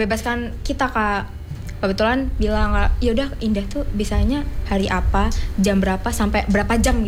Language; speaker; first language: Indonesian; native; Indonesian